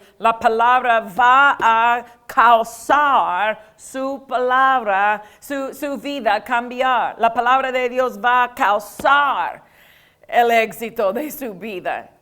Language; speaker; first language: Spanish; non-native, fluent; English